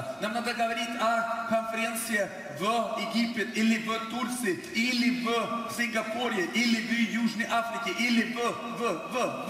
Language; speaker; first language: Russian; non-native, fluent; Swedish